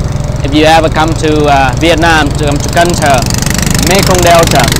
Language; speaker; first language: English; non-native, fluent; Vietnamese